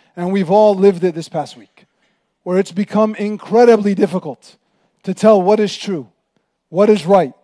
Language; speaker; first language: English; native; English